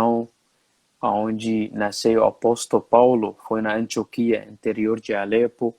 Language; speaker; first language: Portuguese; non-native, fluent; Arabic